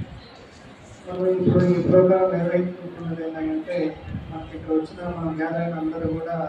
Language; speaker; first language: Telugu; native; Telugu